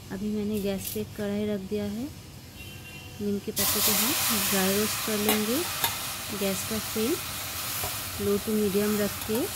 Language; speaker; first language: Hindi; non-native, local second language; Bangla